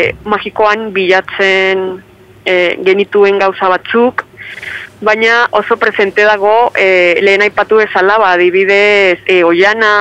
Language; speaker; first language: Basque; non-native, fluent; Spanish